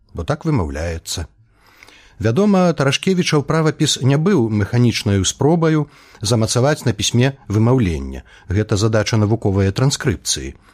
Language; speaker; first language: Belarusian; native; Belarusian